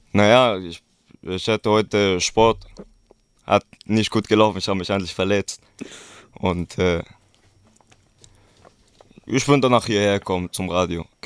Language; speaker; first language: German; early bilingual, other home language; Kurdish